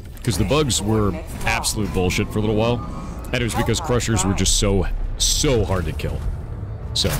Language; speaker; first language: English; native; English